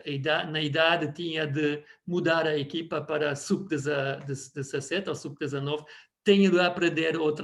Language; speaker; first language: Portuguese; non-native, fluent; German